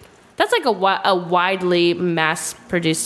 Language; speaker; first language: English; native; English